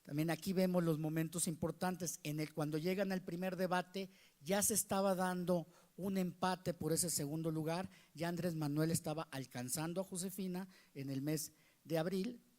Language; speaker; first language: Spanish; native; Spanish